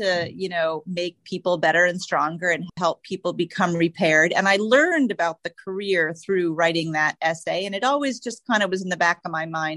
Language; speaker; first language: English; native; English